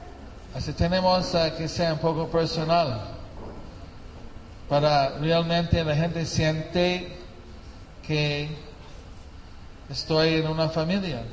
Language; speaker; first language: Spanish; non-native, fluent; English